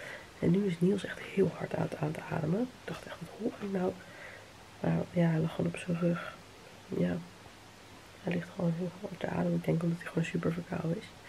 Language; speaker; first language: Dutch; native; Dutch